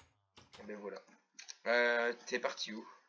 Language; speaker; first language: French; native; French